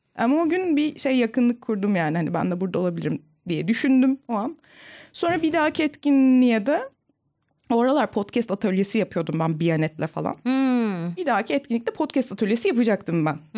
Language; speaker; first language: Turkish; native; Turkish